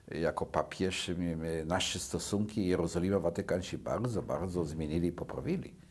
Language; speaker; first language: Polish; early bilingual, other home language; Yiddish